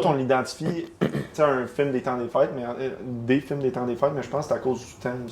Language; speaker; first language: French; native; French